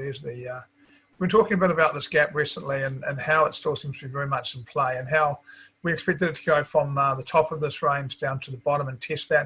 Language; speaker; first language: English; native; English